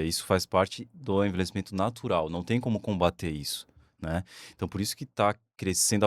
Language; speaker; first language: Portuguese; native; Portuguese